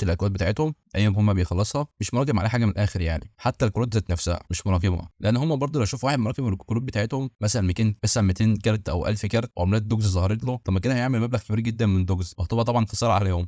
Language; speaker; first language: Arabic; native; Arabic